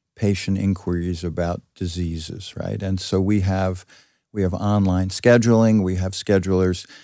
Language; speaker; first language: English; early bilingual, other home language; Greek